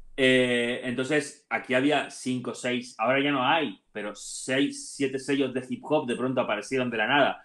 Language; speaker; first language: Spanish; native; Spanish